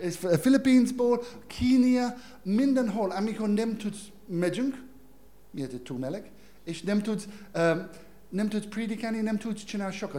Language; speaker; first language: Hungarian; non-native, learner; English